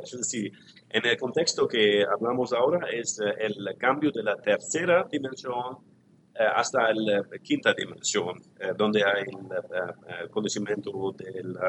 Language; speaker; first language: Spanish; non-native, learner; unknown